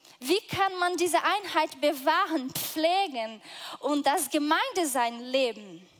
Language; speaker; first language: German; non-native, fluent; Portuguese